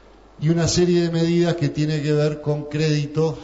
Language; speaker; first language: Spanish; native; Spanish